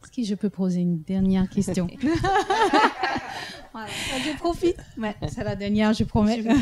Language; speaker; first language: French; early bilingual, heritage; French